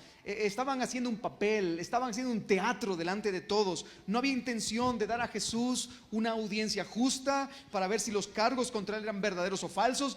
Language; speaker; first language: Spanish; native; Spanish